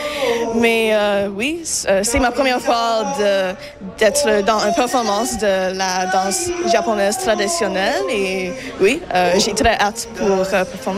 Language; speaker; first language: French; non-native, local second language; English